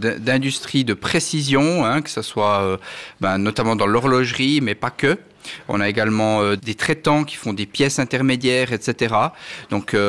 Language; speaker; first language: French; native; French